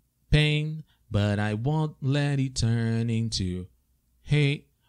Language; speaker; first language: English; non-native, fluent; Portuguese